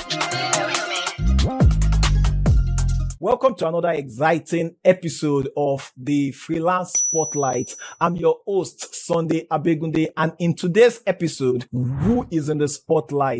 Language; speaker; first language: English; non-native, local second language; Yoruba